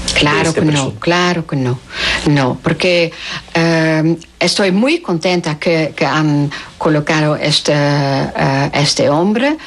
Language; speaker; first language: Spanish; non-native, learner; Dutch